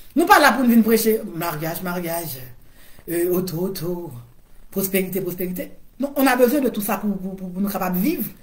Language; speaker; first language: French; non-native, local second language; Haitian Creole